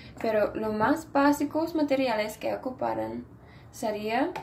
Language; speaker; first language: Spanish; non-native, fluent; English